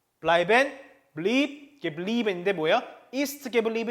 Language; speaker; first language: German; non-native, fluent; Korean